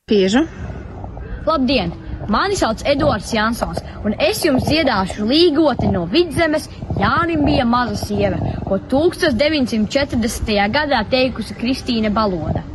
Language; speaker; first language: Latvian; native; Latvian